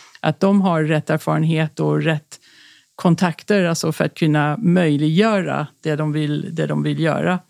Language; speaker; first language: Swedish; non-native, fluent; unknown